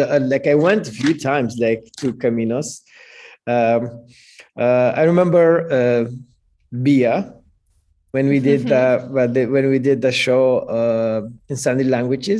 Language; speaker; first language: English; non-native, fluent; Arabic